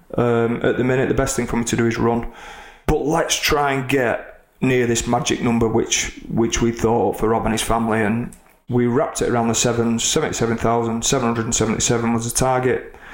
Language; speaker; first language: English; native; English